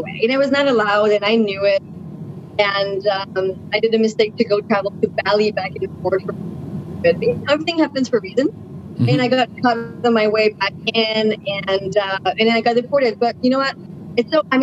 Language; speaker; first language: English; non-native, fluent; French